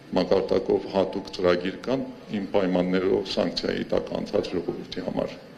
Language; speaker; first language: Armenian; early bilingual, heritage; Armenian